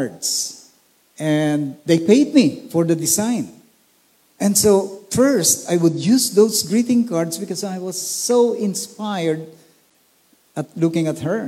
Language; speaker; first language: English; non-native, local second language; Filipino